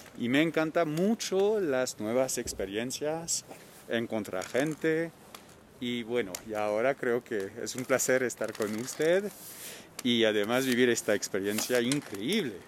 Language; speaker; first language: Spanish; non-native, fluent; French